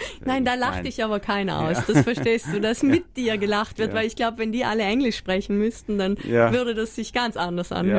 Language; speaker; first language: German; native; German